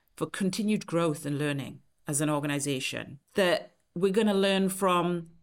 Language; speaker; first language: English; native; English